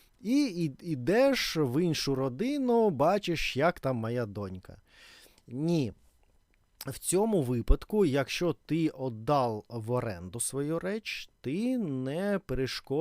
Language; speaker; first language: Ukrainian; non-native, learner; Russian